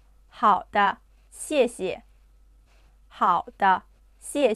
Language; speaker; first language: Chinese; non-native, fluent; Urdu